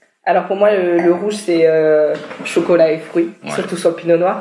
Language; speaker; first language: French; native; French